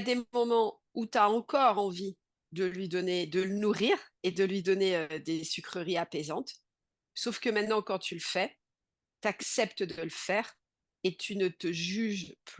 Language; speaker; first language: French; native; French